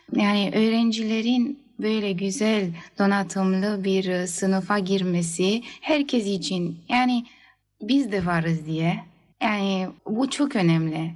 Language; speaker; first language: Turkish; early bilingual, heritage; Turkish